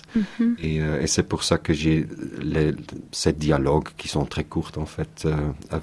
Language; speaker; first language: French; non-native, local second language; Dutch